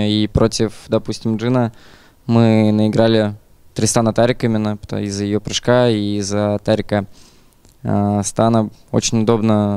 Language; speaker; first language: Russian; native; Russian